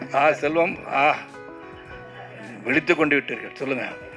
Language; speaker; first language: Tamil; native; Tamil